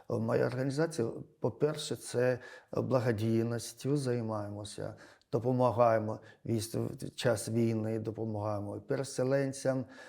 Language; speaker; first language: Ukrainian; non-native, fluent; Georgian